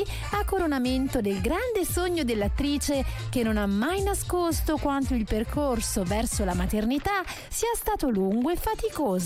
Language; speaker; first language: Italian; native; Italian